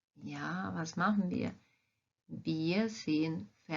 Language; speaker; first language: German; non-native, fluent; Croatian